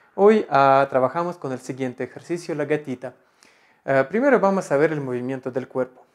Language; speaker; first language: Spanish; non-native, fluent; Russian